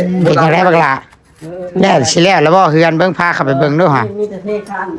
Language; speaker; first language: Thai; non-native, local second language; Lao